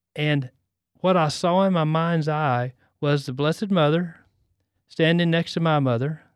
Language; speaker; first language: English; native; English